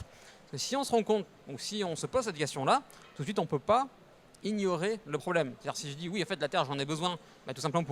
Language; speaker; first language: French; native; French